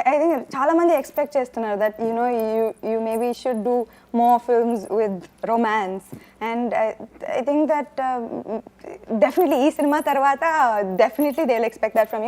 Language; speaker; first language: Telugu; non-native, fluent; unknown